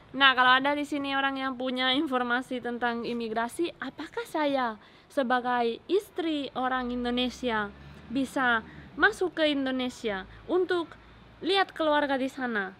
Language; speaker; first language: Indonesian; non-native, learner; Spanish